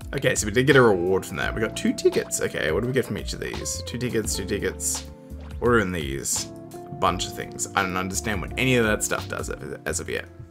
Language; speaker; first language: English; native; English